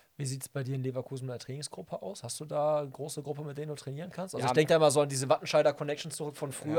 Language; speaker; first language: German; native; German